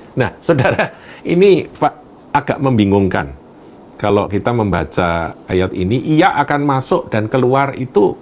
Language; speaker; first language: Indonesian; native; Indonesian